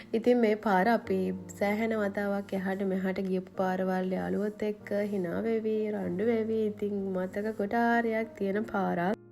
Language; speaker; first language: Sinhala; native; Sinhala